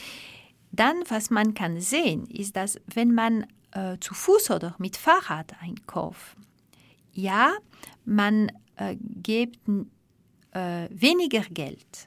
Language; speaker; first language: German; non-native, fluent; French